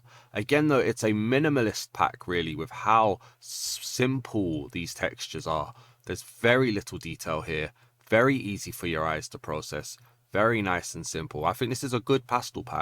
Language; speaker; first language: English; native; English